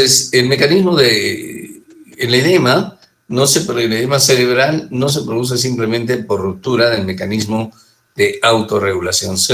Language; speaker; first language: Spanish; native; Spanish